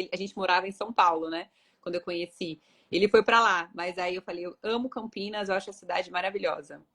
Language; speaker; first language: Portuguese; native; Portuguese